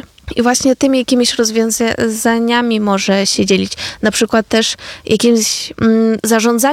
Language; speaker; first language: Polish; non-native, fluent; Ukrainian